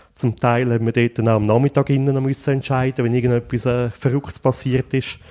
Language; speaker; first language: German; native; German